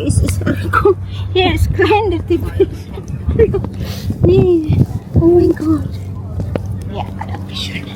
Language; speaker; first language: German; non-native, learner; Filipino